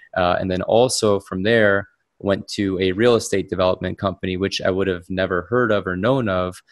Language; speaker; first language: English; native; English